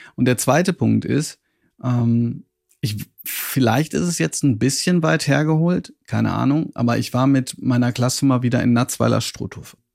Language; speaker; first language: German; native; German